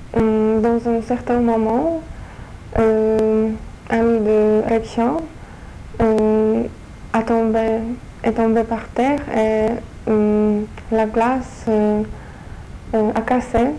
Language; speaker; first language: French; non-native, fluent; Polish